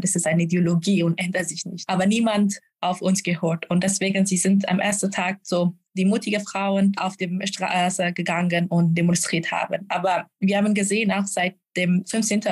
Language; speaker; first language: German; non-native, fluent; Persian